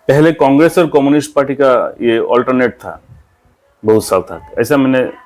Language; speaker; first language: Hindi; non-native, local second language; Bangla